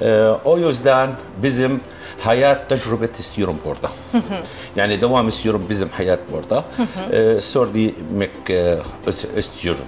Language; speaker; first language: Turkish; non-native, learner; Arabic